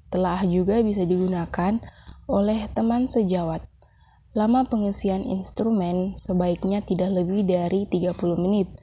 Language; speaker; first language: Indonesian; native; Indonesian